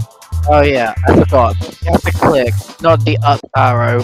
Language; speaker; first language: English; native; English